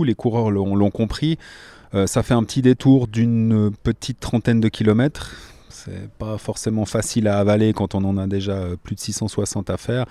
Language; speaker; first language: French; native; French